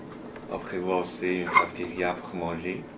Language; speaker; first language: French; non-native, learner; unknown